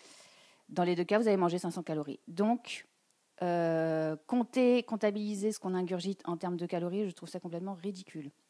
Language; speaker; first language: French; native; French